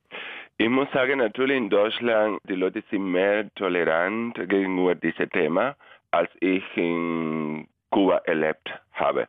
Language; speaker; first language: German; non-native, fluent; Spanish